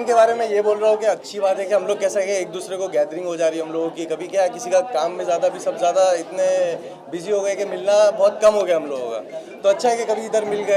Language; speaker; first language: Hindi; native; Hindi